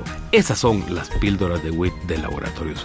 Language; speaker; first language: Spanish; native; Spanish